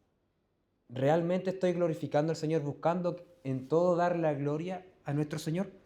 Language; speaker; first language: Spanish; native; Spanish